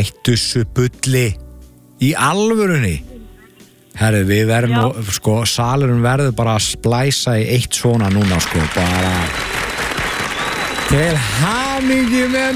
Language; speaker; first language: Icelandic; native; Icelandic